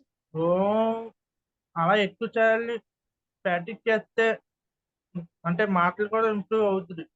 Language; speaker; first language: Telugu; native; Telugu